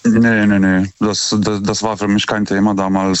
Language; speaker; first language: German; non-native, fluent; Lithuanian